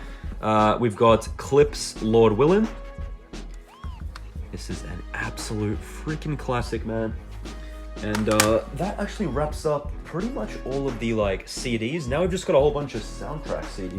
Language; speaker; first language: English; native; English